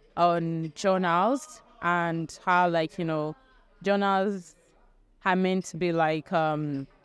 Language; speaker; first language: English; non-native, local second language; Yoruba